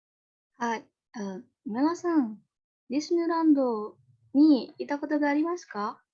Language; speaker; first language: Japanese; non-native, learner; Indonesian